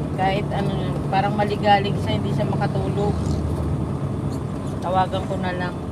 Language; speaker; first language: Filipino; native; Filipino